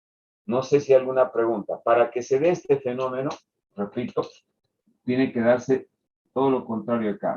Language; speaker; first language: Spanish; native; Spanish